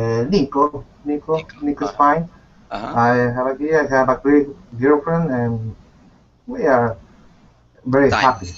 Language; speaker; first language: English; non-native, learner; Spanish